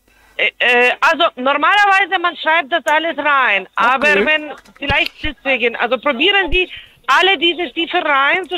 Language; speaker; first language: German; non-native, fluent; Polish